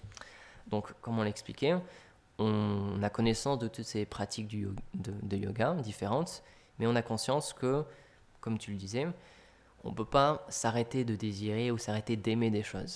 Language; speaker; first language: French; native; French